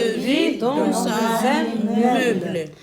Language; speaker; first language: French; non-native, learner; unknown